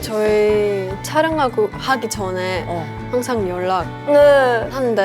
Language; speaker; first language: Korean; early bilingual, heritage; English